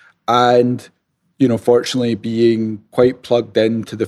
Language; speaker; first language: English; native; English